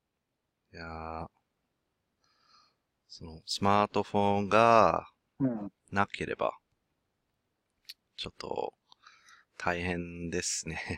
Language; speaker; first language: Japanese; non-native, learner; English